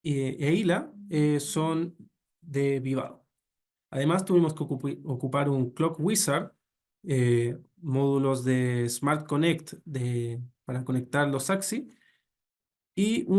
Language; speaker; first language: Spanish; native; Spanish